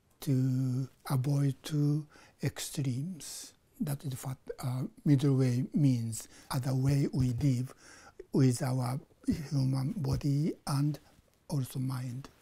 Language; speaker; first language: English; non-native, fluent; Japanese